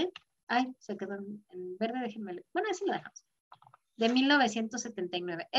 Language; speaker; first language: Spanish; native; Spanish